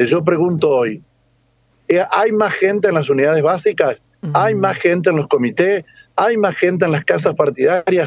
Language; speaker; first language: Spanish; native; Spanish